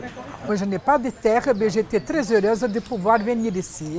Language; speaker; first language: French; non-native, fluent; Portuguese